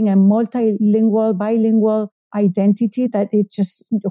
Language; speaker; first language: English; non-native, fluent; Spanish